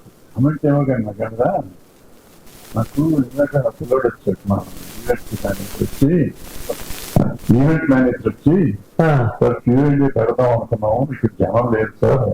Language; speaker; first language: Telugu; native; Telugu